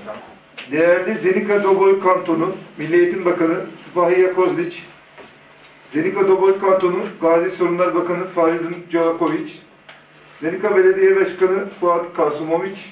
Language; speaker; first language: Turkish; native; Turkish